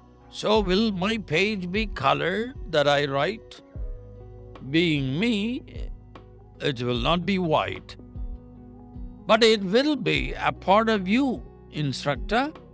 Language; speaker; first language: English; non-native, local second language; Tamil